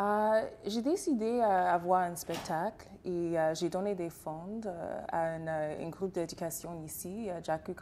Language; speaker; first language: French; non-native, fluent; English